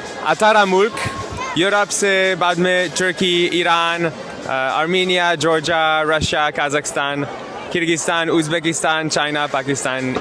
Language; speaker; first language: Hindi; non-native, learner; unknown